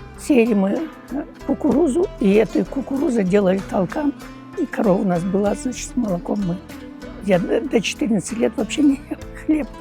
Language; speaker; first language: Russian; non-native, local second language; Uyghur